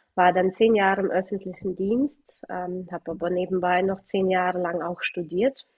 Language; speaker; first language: German; early bilingual, other home language; Russian